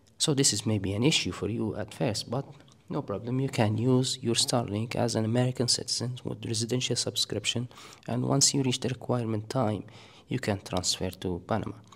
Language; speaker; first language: English; non-native, fluent; Arabic